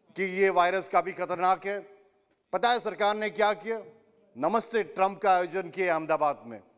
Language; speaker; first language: Hindi; non-native, local second language; Odia